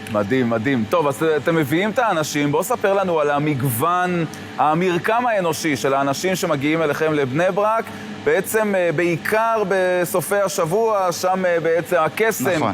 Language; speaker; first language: Hebrew; native; Hebrew